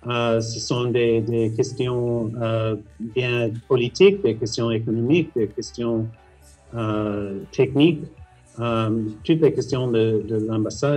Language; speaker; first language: French; non-native, fluent; English